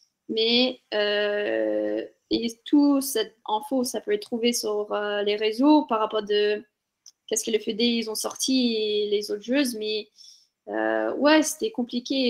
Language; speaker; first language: French; non-native, fluent; English